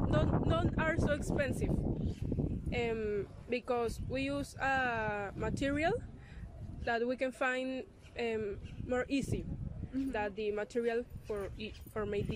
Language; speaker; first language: English; non-native, learner; Spanish